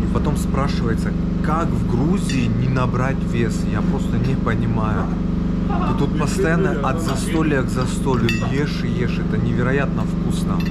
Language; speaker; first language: Russian; native; Russian